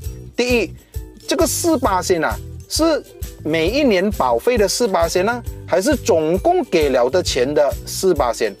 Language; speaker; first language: Chinese; native; Chinese